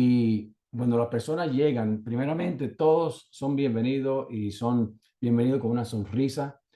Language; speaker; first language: Spanish; native; Spanish